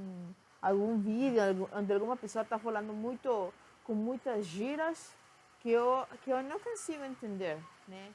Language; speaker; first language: Portuguese; non-native, fluent; Spanish